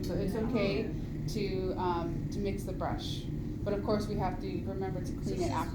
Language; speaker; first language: English; native; English